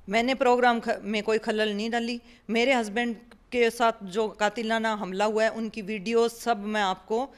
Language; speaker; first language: Hindi; native; Hindi